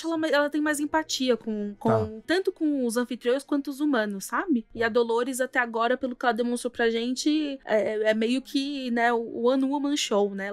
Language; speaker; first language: Portuguese; native; Portuguese